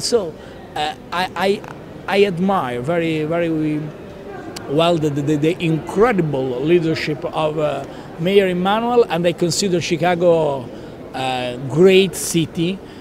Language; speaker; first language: English; non-native, learner; Italian